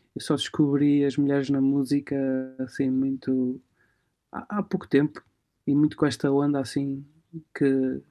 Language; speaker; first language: Portuguese; early bilingual, other home language; Romanian